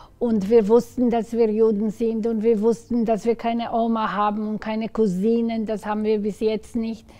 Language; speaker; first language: German; non-native, fluent; Slovak